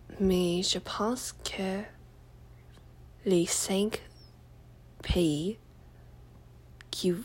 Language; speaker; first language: French; non-native, learner; English